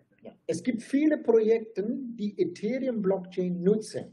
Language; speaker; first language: German; non-native, fluent; Turkish